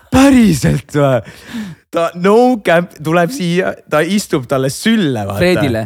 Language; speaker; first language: Estonian; non-native, local second language; Russian